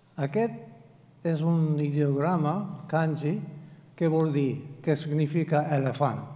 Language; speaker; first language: Catalan; non-native, fluent; Japanese